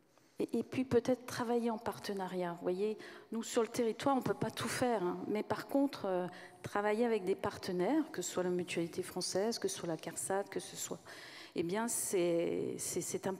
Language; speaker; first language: French; native; French